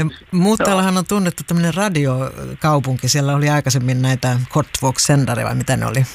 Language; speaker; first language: Finnish; native; Finnish